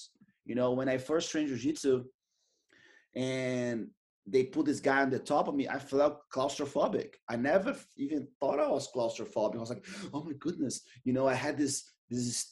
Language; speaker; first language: English; non-native, fluent; Portuguese